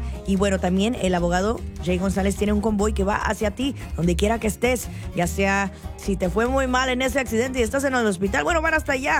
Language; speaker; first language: Spanish; native; Spanish